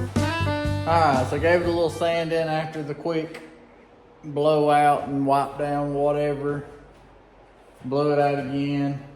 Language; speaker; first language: English; native; English